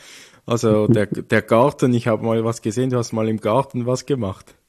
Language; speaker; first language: German; native; German